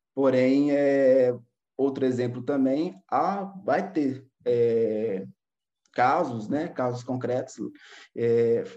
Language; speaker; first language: Portuguese; native; Portuguese